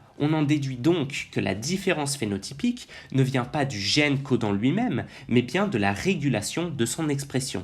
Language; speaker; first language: French; native; French